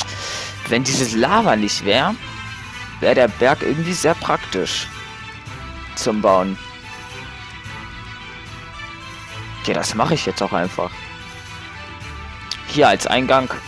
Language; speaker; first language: German; native; German